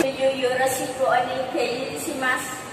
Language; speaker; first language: Japanese; non-native, learner; Indonesian